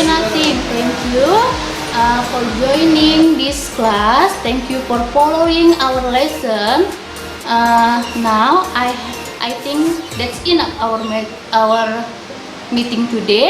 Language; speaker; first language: English; non-native, learner; Indonesian